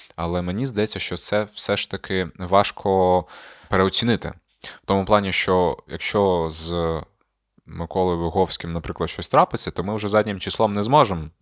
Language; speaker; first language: Ukrainian; non-native, local second language; Russian